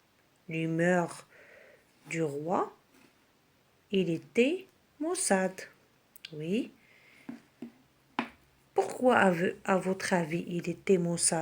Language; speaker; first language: French; non-native, local second language; Arabic